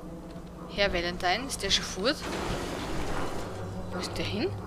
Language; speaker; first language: German; native; German